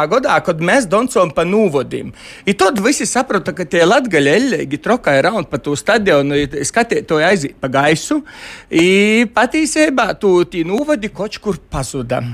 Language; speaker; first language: Latvian; native; Latvian